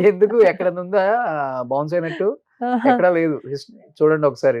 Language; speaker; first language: Telugu; native; Telugu